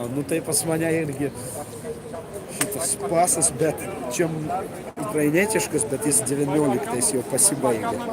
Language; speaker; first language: Lithuanian; early bilingual, heritage; Lithuanian